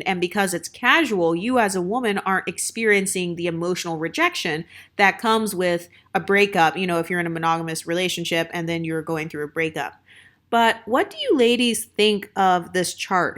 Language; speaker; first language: English; native; English